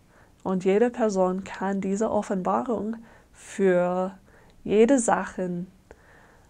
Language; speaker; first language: German; non-native, fluent; English